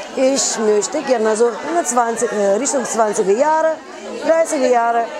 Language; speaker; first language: German; non-native, fluent; Russian